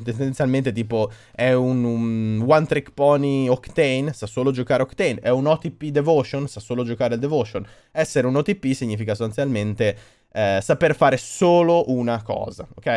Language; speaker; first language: Italian; native; Italian